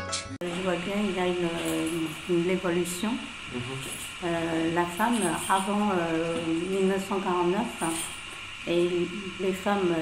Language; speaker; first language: French; non-native, fluent; Chinese